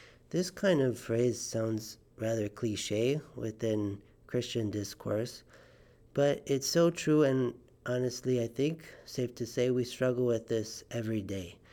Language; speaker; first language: English; native; English